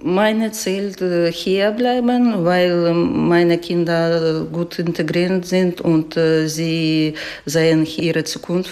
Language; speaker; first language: German; non-native, learner; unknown